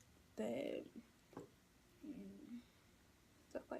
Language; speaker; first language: English; native; English